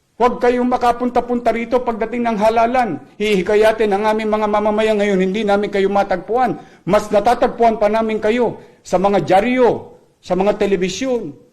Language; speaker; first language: Filipino; native; Filipino